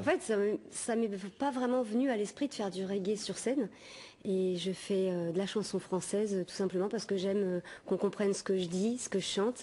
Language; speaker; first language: French; native; French